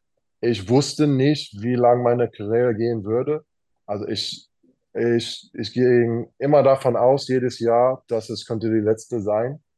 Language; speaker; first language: German; non-native, fluent; English